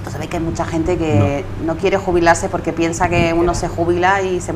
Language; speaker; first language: Spanish; native; Spanish